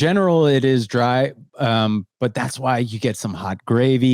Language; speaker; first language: English; native; English